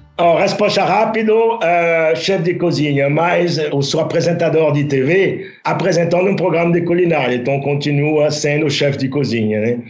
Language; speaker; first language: Portuguese; non-native, fluent; French